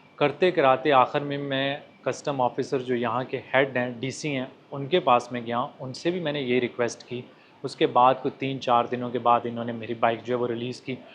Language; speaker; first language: Urdu; non-native, local second language; Punjabi